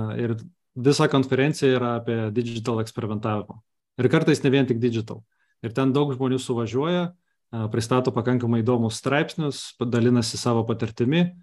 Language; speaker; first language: Lithuanian; non-native, local second language; Russian